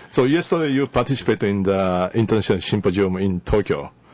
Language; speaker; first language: English; non-native, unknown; Japanese